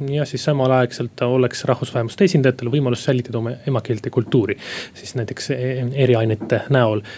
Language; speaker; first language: Estonian; non-native, local second language; Russian